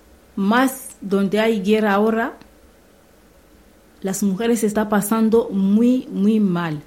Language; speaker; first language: Spanish; non-native, learner; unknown